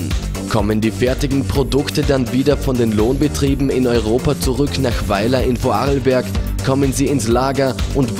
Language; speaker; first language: German; native; German